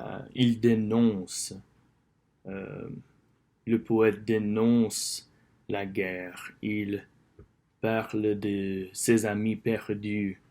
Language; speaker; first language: French; non-native, learner; English